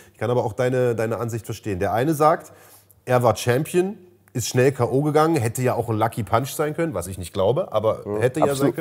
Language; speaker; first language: German; native; German